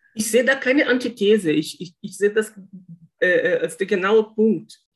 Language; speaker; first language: German; non-native, fluent; Portuguese